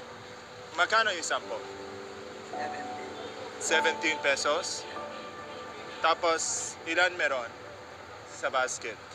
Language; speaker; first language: Filipino; non-native, learner; Arabic